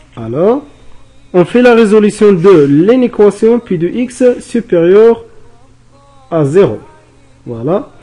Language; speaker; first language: French; non-native, local second language; Arabic